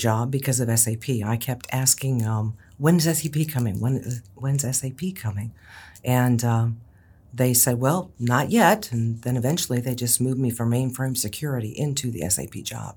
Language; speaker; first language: English; native; English